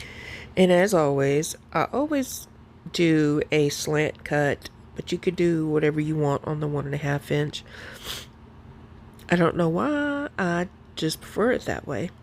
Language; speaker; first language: English; native; English